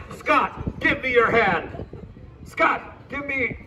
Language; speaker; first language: English; native; English